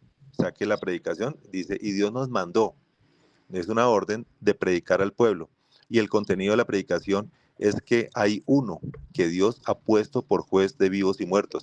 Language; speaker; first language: Spanish; native; Spanish